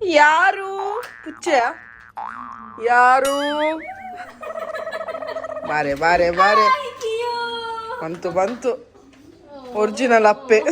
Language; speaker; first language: Kannada; non-native, local second language; Tulu